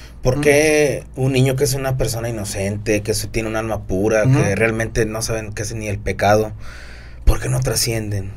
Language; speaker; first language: Spanish; native; Spanish